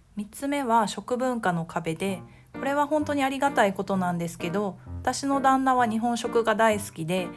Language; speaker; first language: Japanese; native; Japanese